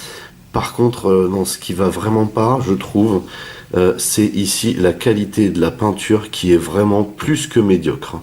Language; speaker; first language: French; native; French